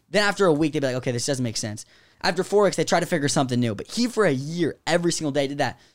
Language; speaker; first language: English; native; English